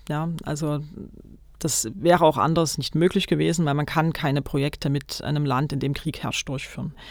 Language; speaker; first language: German; native; German